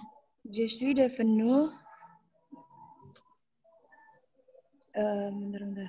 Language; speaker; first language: French; non-native, learner; Indonesian